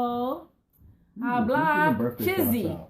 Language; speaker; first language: Spanish; non-native, learner; English